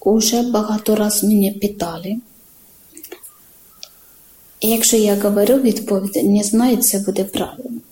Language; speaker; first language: Ukrainian; non-native, learner; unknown